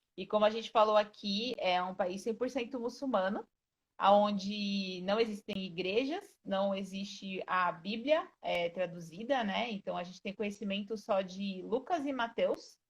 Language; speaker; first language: Portuguese; native; Portuguese